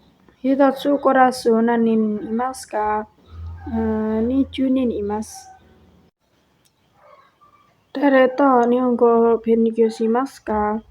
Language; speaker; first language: Japanese; non-native, learner; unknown